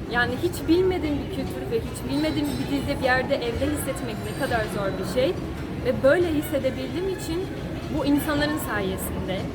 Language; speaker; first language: Turkish; non-native, fluent; Portuguese